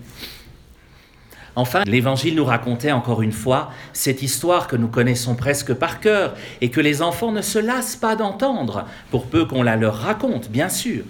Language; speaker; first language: French; native; French